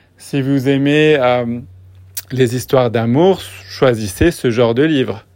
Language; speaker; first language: French; native; French